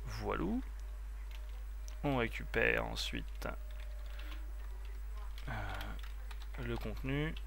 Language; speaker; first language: French; native; French